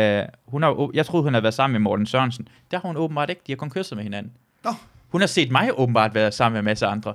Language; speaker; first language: Danish; early bilingual, other home language; Persian